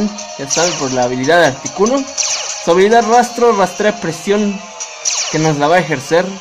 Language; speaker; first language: Spanish; native; Spanish